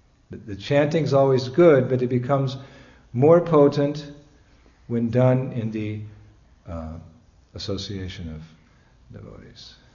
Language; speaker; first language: English; native; English